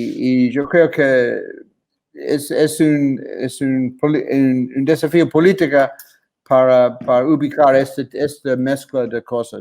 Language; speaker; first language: Spanish; non-native, fluent; English